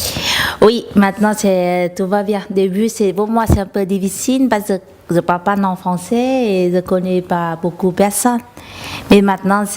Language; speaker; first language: French; non-native, learner; Vietnamese